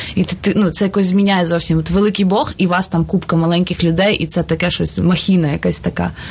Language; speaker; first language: Ukrainian; non-native, local second language; Russian